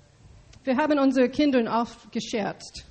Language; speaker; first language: German; non-native, learner; English